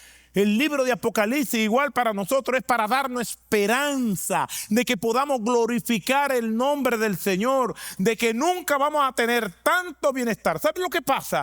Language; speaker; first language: Spanish; native; Spanish